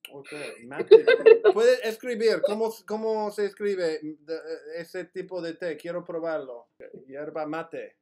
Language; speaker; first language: Spanish; non-native, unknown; English